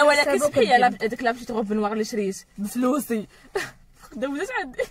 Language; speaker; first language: Arabic; native; Arabic